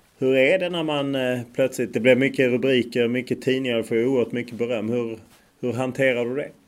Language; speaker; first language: Swedish; native; Swedish